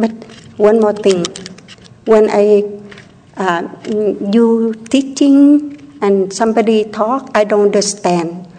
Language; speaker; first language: English; non-native, learner; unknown